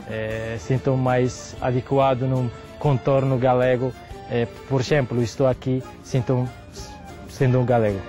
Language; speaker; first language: Portuguese; non-native, fluent; Arabic